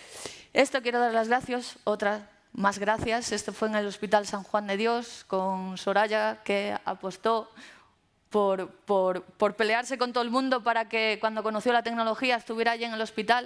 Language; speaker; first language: Spanish; native; Spanish